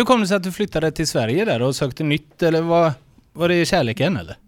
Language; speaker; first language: Swedish; native; Swedish